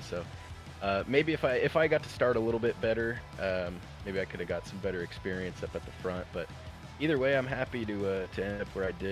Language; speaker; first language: English; native; English